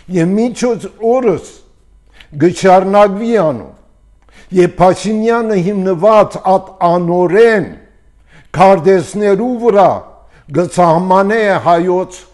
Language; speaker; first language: Armenian; early bilingual, heritage; Armenian